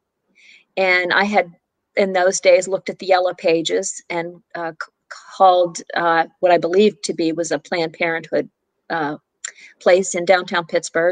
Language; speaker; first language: English; native; English